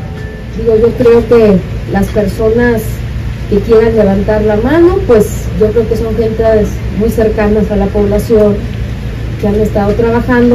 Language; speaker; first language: Spanish; native; Spanish